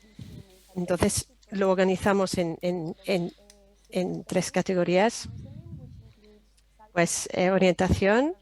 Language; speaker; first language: Spanish; non-native, fluent; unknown